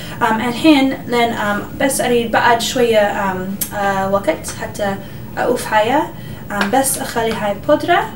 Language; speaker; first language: Arabic; early bilingual, heritage; English